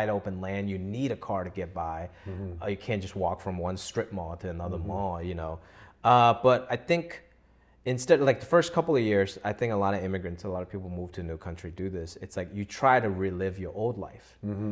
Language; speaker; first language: English; non-native, local second language; Wu Chinese